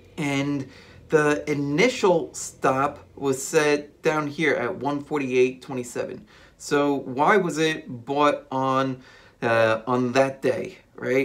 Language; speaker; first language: English; native; English